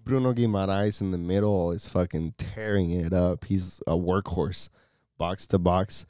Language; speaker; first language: English; early bilingual, other home language; Spanish